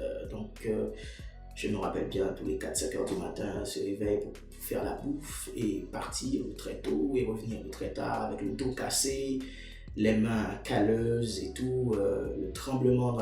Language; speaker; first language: French; non-native, local second language; Haitian Creole